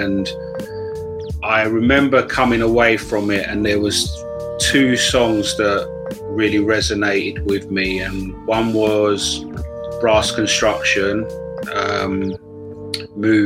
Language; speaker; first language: English; native; English